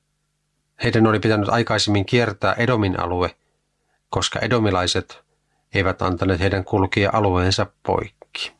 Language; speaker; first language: Finnish; native; Finnish